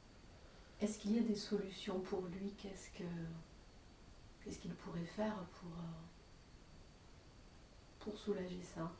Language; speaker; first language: French; native; French